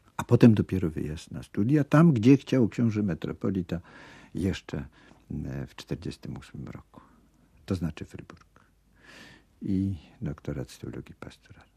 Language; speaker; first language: Polish; native; Polish